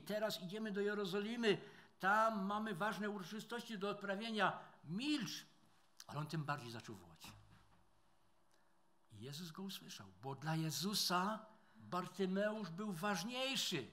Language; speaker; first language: Polish; native; Polish